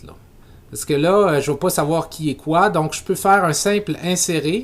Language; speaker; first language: French; native; French